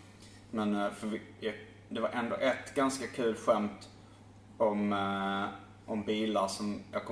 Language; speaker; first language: Swedish; native; Swedish